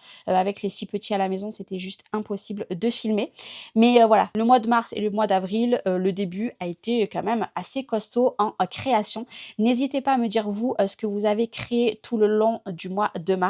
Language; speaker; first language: French; native; French